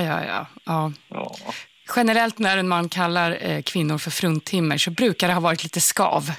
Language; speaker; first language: Swedish; native; Swedish